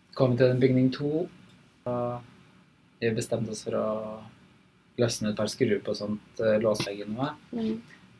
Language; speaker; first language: Norwegian; native; Norwegian